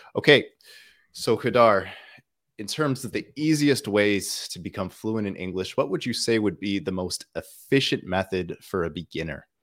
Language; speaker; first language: English; native; English